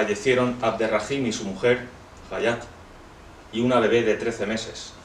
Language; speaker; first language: Spanish; native; Spanish